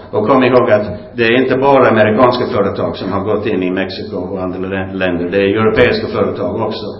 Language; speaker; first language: Swedish; non-native, fluent; English